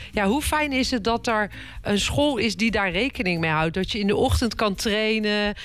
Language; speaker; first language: Dutch; native; Dutch